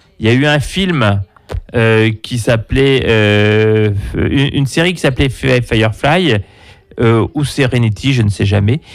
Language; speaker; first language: French; native; French